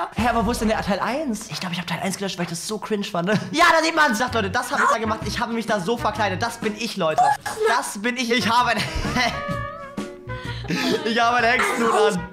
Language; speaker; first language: German; native; German